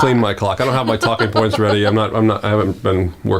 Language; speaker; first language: English; native; English